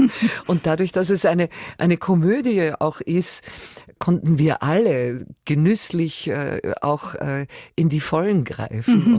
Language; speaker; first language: German; native; German